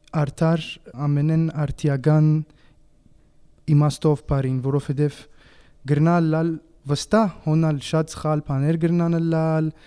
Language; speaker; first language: Armenian; early bilingual, heritage; Armenian